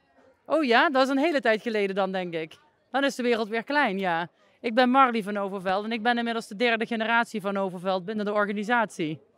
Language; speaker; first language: Dutch; native; Dutch